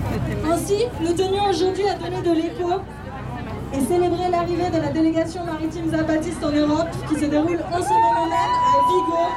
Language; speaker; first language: French; native; French